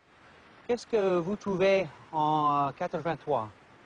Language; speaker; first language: French; non-native, learner; English